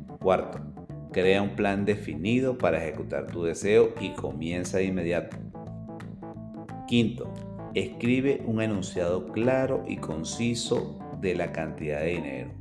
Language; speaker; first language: Spanish; native; Spanish